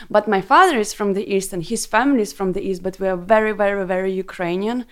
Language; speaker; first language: English; non-native, fluent; Ukrainian